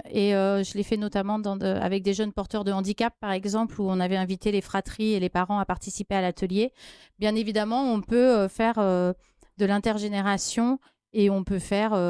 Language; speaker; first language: French; native; French